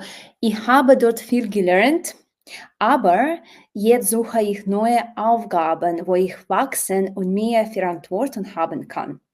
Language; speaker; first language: German; non-native, learner; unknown